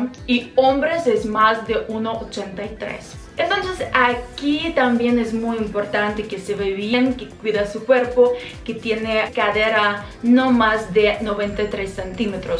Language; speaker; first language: Spanish; non-native, fluent; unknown